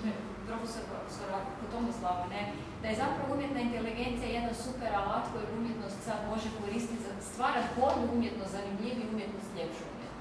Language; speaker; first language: Croatian; native; Croatian